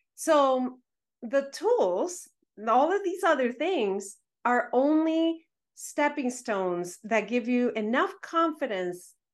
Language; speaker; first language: English; early bilingual, other home language; Spanish